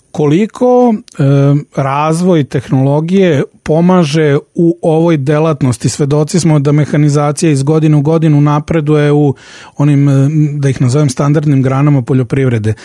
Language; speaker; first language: Serbian; native; Serbian